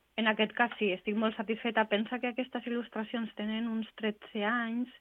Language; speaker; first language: Catalan; non-native, local second language; Spanish